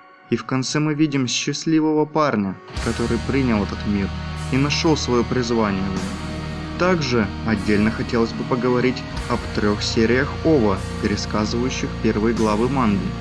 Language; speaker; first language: Russian; native; Russian